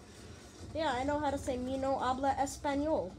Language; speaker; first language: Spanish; non-native, learner; English